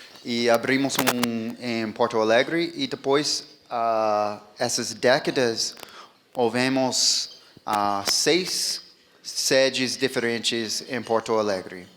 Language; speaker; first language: Portuguese; non-native, fluent; English